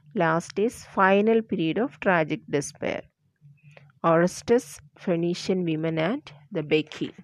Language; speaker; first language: English; non-native, local second language; Malayalam